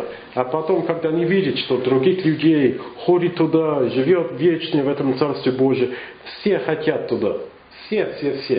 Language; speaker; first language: Russian; non-native, learner; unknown